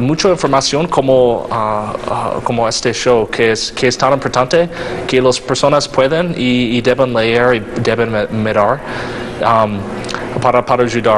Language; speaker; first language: Spanish; non-native, learner; English